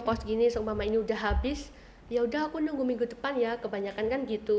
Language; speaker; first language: Indonesian; native; Indonesian